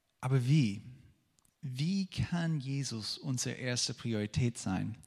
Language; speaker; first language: German; non-native, fluent; English